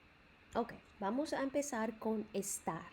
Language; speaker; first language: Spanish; non-native, fluent; English